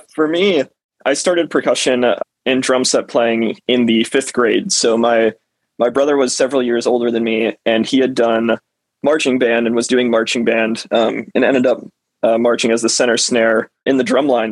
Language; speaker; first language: English; native; English